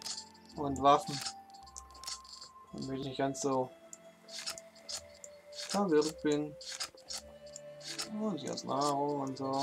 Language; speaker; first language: German; native; German